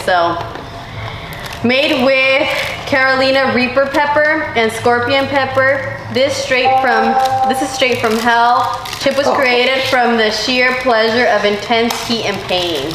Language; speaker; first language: English; early bilingual, other home language; Spanish